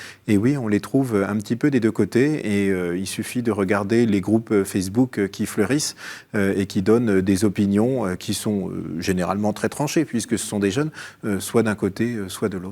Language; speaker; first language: French; native; French